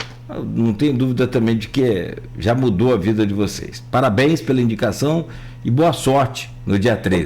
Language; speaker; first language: Portuguese; native; Portuguese